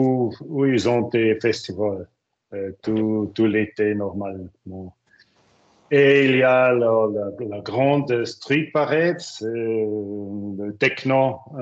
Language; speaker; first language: French; non-native, learner; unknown